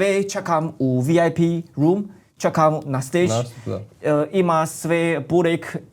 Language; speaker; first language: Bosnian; non-native, learner; Chinese